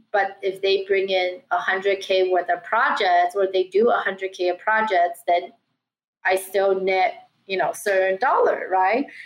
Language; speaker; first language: English; early bilingual, other home language; Chinese